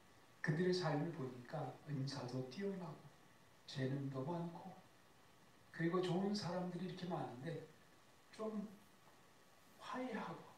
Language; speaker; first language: Korean; native; Korean